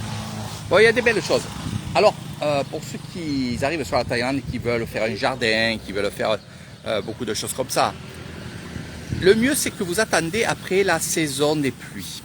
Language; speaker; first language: French; native; French